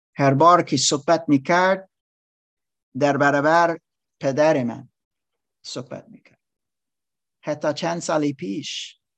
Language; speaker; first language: Persian; non-native, learner; English